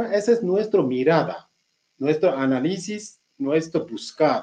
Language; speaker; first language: Spanish; non-native, fluent; Kurdish